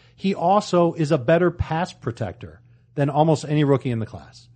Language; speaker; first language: English; native; English